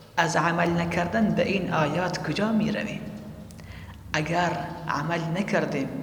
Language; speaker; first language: Persian; native; Persian